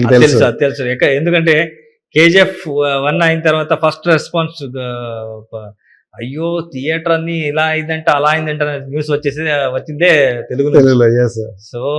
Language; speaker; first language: Telugu; non-native, learner; Kannada